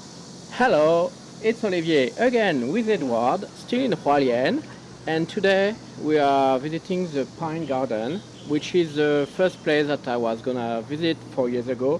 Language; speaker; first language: English; non-native, learner; French